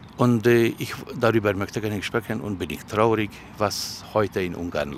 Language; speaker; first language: German; non-native, fluent; Hungarian